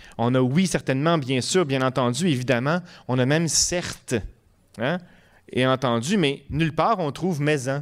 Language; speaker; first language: French; native; French